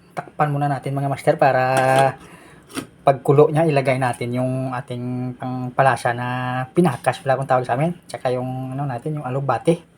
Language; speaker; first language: Filipino; non-native, local second language; Hiligaynon